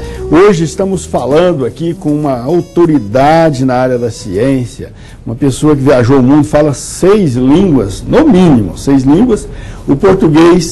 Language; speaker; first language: Portuguese; native; Portuguese